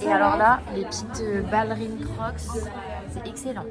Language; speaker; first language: French; native; French